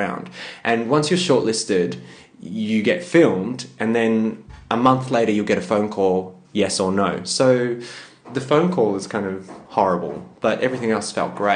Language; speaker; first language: English; native; English